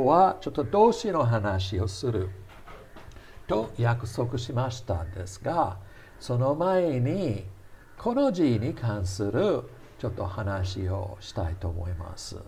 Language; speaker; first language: Japanese; non-native, fluent; English